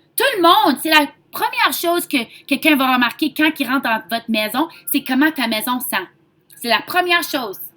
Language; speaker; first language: French; native; French